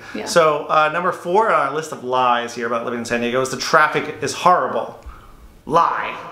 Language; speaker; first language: English; native; English